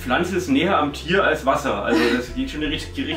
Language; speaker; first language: German; native; German